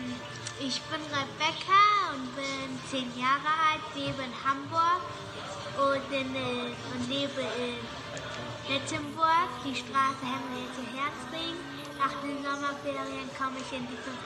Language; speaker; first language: German; early bilingual, other home language; Spanish